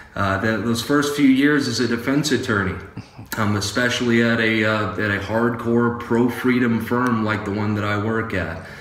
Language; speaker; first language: English; native; English